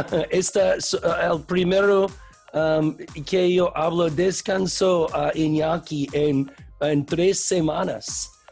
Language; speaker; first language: Spanish; non-native, learner; English